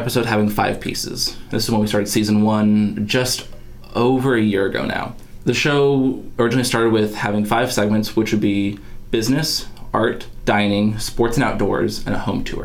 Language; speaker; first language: English; native; English